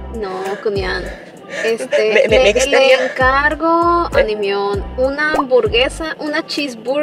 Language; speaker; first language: Spanish; native; Spanish